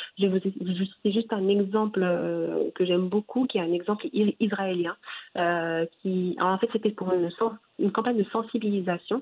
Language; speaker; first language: French; non-native, local second language; Arabic